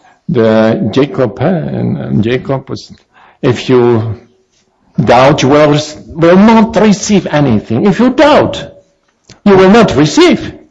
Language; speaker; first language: English; native; English